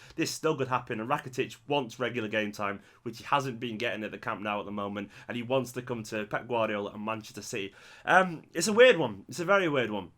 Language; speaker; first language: English; native; English